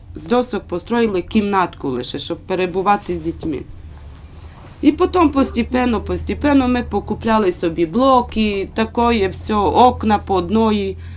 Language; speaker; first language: Ukrainian; non-native, local second language; Romany